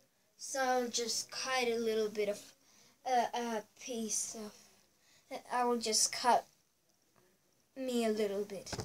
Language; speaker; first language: English; non-native, learner; Spanish